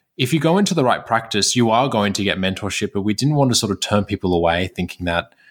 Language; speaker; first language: English; native; English